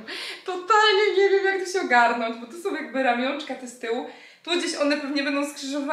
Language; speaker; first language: Polish; native; Polish